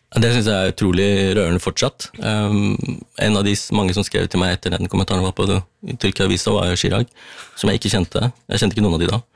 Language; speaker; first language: Norwegian; early bilingual, other home language; Tamil